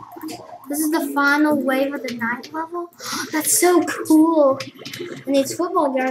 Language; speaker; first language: English; native; English